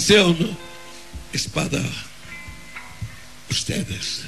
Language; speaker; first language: Spanish; non-native, learner; English